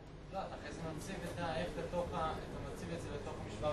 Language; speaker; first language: Hebrew; native; Hebrew